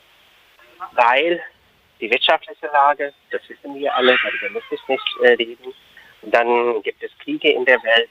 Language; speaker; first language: German; non-native, fluent; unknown